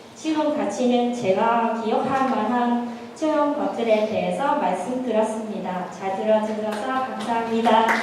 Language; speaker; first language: Korean; non-native, learner; Vietnamese